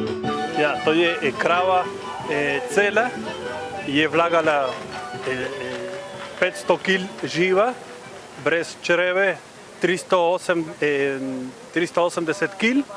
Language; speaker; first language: Slovenian; early bilingual, heritage; Slovenian